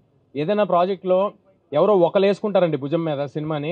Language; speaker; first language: Telugu; native; Telugu